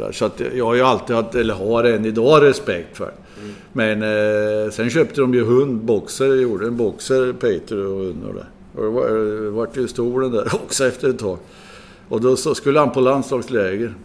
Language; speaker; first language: Swedish; native; Swedish